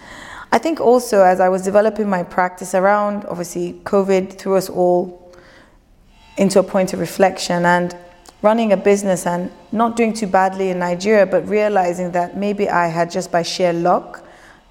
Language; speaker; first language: English; non-native, local second language; Yoruba